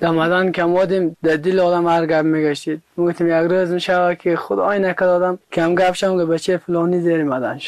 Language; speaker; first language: Persian; native; Persian